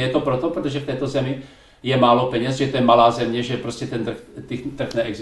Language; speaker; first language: Czech; native; Czech